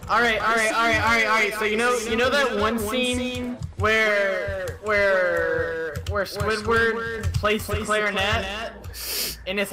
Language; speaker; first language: English; native; English